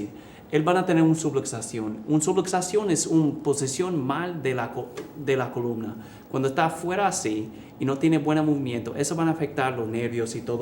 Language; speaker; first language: Spanish; early bilingual, heritage; English